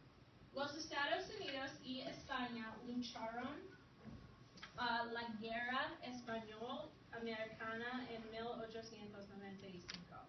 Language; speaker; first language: Spanish; non-native, fluent; English